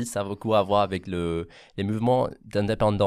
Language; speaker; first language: French; non-native, fluent; Catalan